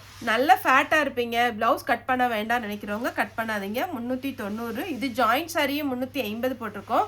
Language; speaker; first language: Tamil; native; Tamil